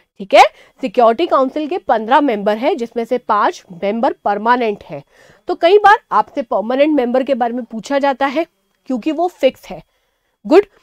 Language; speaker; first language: Hindi; native; Hindi